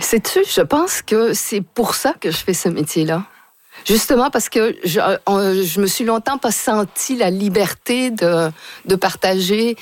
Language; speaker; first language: French; native; French